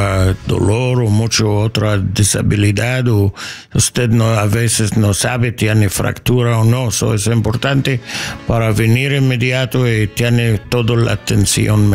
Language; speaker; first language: Spanish; non-native, learner; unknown